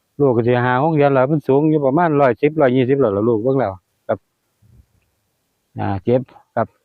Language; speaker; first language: Thai; non-native, local second language; Lao